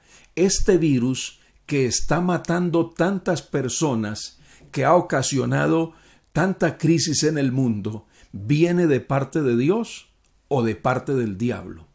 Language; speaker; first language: Spanish; native; Spanish